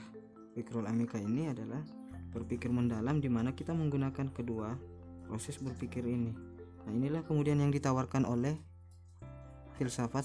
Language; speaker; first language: Indonesian; native; Indonesian